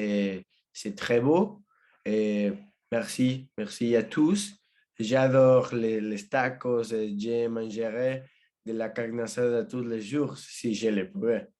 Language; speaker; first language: French; non-native, learner; Spanish